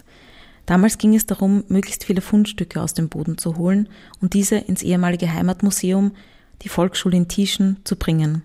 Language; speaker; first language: German; native; German